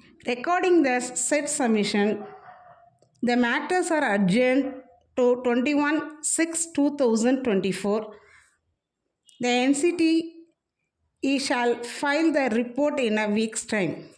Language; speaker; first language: English; non-native, local second language; Tamil